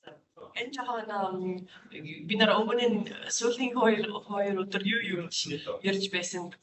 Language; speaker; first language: Mongolian; non-native, learner; English